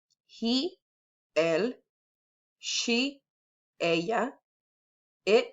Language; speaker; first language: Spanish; early bilingual, heritage; Spanish